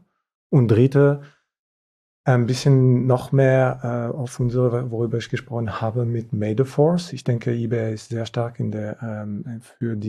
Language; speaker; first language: German; non-native, fluent; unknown